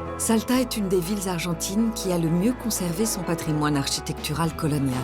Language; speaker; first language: French; native; French